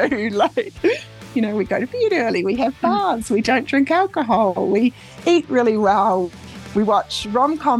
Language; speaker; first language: English; native; English